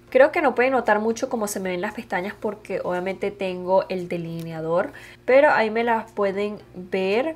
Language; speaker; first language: Spanish; native; Spanish